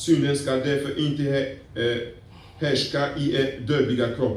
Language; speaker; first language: Swedish; non-native, fluent; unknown